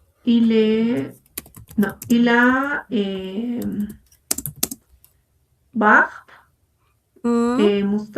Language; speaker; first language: French; non-native, learner; Spanish